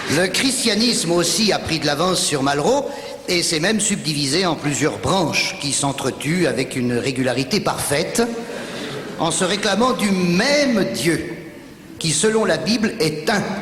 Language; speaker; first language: French; native; French